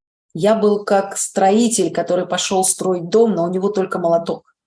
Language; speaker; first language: Russian; native; Russian